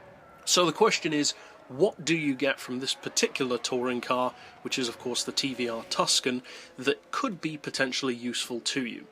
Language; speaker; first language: English; native; English